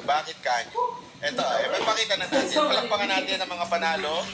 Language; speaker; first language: Filipino; non-native, local second language; Cebuano